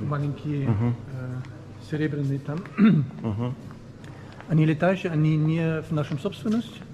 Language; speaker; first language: Russian; non-native, fluent; German